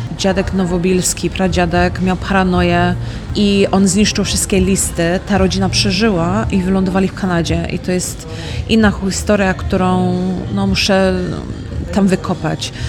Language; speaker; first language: Polish; early bilingual, heritage; Polish